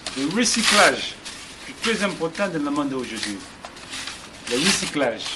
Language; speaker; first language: French; non-native, learner; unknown